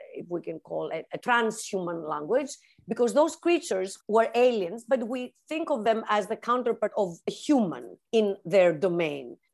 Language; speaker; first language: English; non-native, fluent; Greek